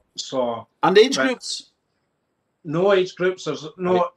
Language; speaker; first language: English; native; English